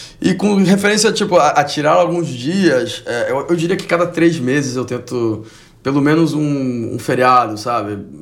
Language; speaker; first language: Portuguese; non-native, fluent; Spanish